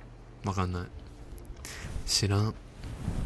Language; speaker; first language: Japanese; non-native, fluent; English